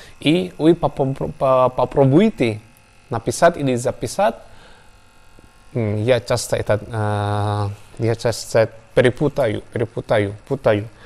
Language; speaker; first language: Russian; non-native, learner; Javanese